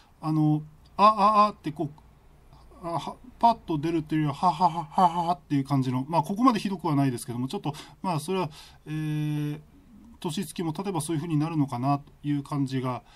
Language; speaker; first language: Japanese; native; Japanese